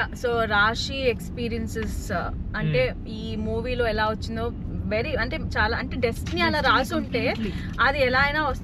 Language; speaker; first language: Telugu; native; Telugu